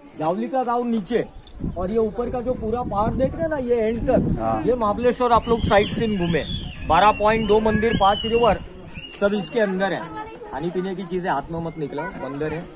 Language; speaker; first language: Hindi; non-native, local second language; Marathi